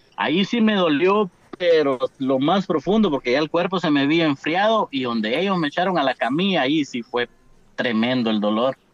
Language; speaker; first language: Spanish; native; Spanish